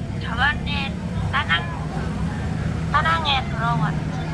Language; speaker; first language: Korean; non-native, learner; Vietnamese